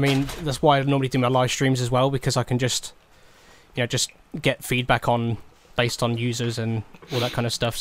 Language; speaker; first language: English; native; English